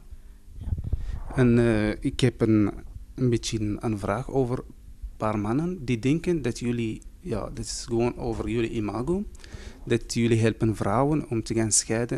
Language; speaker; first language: Dutch; non-native, fluent; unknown